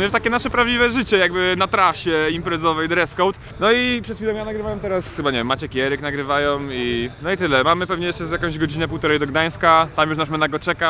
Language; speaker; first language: Polish; native; Polish